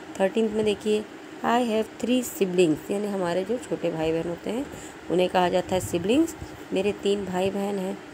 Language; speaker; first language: Hindi; native; Hindi